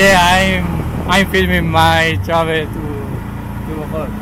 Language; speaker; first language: English; non-native, learner; Spanish